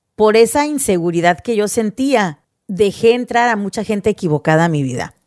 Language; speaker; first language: Spanish; early bilingual, heritage; Spanish